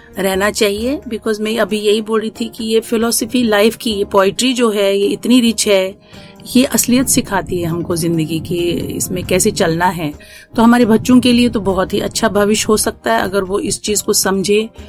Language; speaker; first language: Hindi; non-native, local second language; Kashmiri